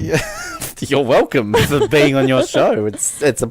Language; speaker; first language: English; native; English